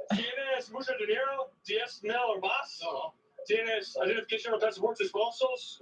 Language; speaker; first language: Spanish; non-native, learner; English